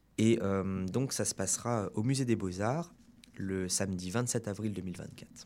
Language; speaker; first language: French; native; French